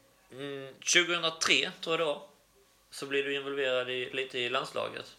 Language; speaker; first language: Swedish; native; Swedish